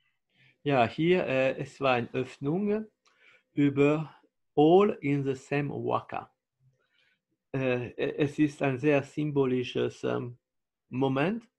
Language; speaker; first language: German; non-native, fluent; French